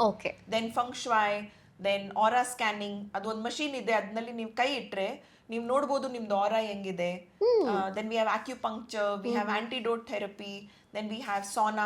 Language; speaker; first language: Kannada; non-native, local second language; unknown